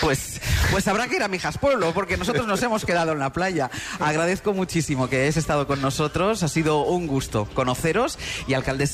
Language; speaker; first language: Spanish; native; Spanish